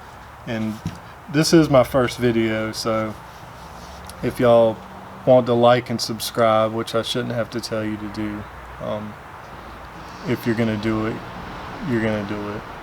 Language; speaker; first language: English; native; English